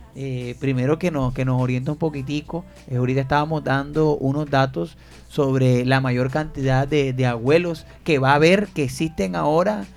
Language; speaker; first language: Spanish; native; Spanish